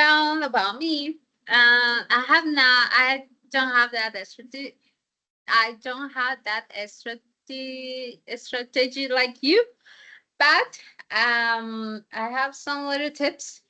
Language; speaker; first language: English; non-native, fluent; Spanish